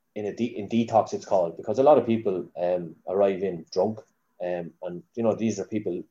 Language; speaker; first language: English; native; English